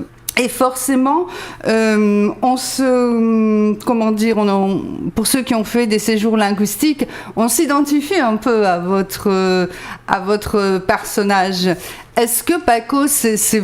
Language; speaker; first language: French; native; French